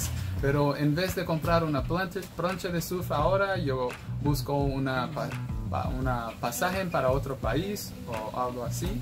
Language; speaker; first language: Spanish; non-native, fluent; English